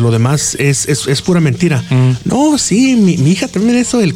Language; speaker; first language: Spanish; early bilingual, other home language; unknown